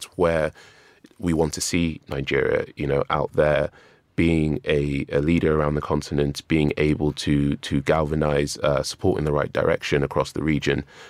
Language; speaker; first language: English; non-native, local second language; Yoruba